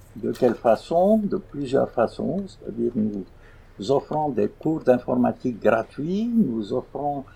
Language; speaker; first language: French; non-native, local second language; Arabic